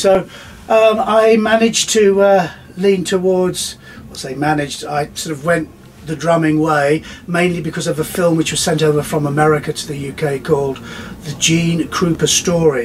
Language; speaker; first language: English; native; English